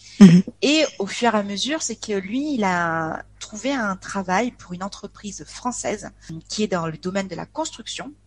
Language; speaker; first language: French; native; French